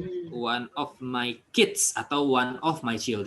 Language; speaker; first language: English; non-native, fluent; Indonesian